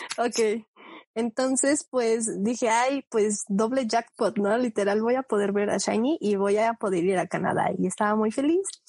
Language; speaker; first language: Spanish; native; Spanish